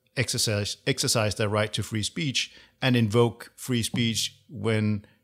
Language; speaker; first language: English; non-native, fluent; Danish